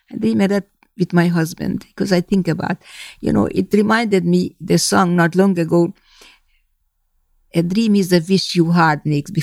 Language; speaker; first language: English; non-native, fluent; Hungarian